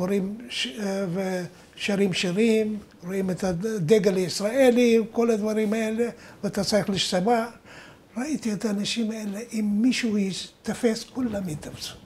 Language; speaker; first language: Hebrew; non-native, fluent; Arabic